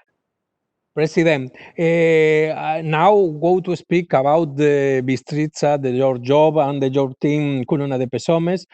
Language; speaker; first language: English; non-native, learner; Galician